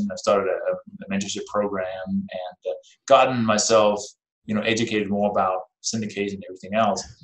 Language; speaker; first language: English; non-native, fluent; Danish